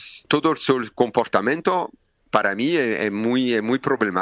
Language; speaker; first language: Spanish; non-native, learner; French